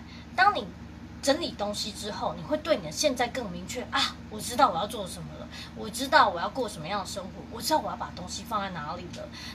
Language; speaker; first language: Chinese; native; Chinese